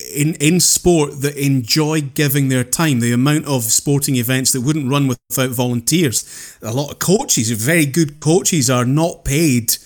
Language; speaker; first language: English; native; English